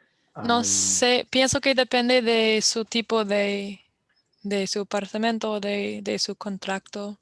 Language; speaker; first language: Spanish; non-native, fluent; English